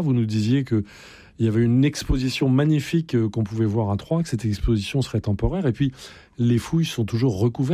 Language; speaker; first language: French; native; French